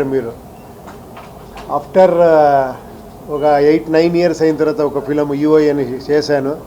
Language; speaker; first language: Telugu; non-native, fluent; Kannada